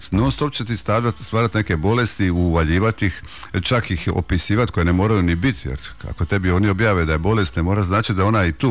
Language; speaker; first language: Croatian; native; Croatian